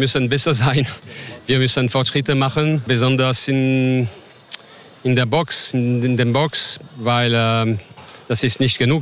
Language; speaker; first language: German; non-native, learner; French